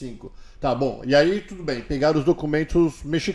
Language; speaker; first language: Portuguese; native; Portuguese